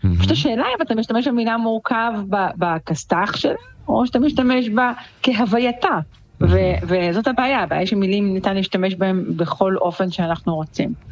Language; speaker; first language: Hebrew; native; Hebrew